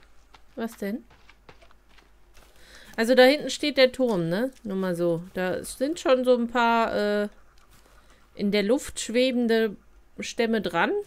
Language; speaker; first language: German; native; German